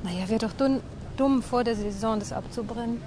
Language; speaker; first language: German; native; German